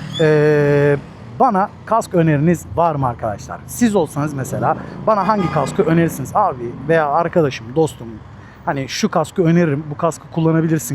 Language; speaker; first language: Turkish; native; Turkish